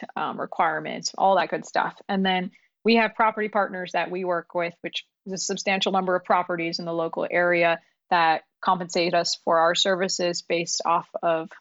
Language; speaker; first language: English; early bilingual, other home language; Urdu